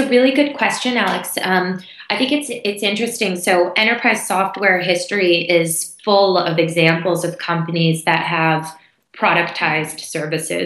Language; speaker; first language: English; native; English